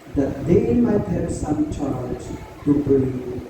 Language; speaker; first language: English; non-native, local second language; Filipino